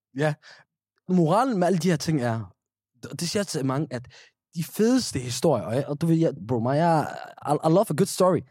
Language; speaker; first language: Danish; early bilingual, other home language; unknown